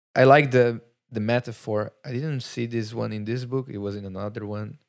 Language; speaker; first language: English; non-native, fluent; Portuguese